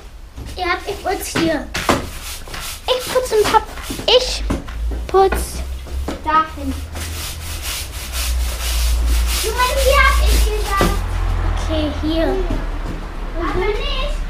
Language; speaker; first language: German; native; German